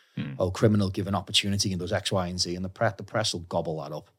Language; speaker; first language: English; native; English